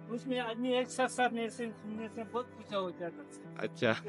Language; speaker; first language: Hindi; native; Hindi